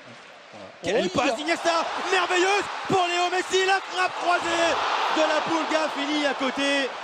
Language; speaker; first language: French; native; French